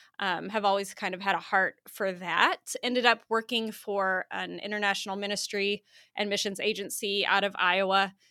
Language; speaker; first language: English; native; English